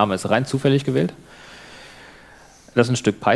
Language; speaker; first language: German; native; German